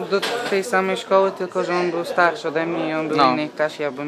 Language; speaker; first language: Polish; early bilingual, other home language; Turkish